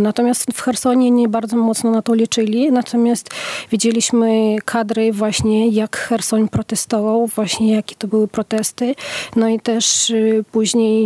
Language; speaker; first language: Polish; non-native, fluent; Ukrainian